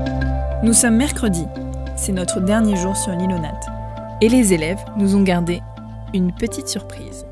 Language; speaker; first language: French; native; French